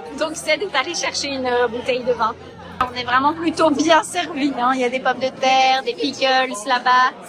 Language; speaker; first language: French; native; French